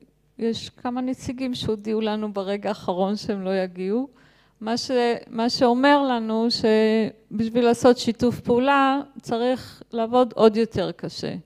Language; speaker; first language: Hebrew; native; Hebrew